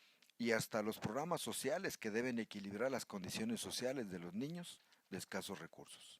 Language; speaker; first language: Spanish; native; Spanish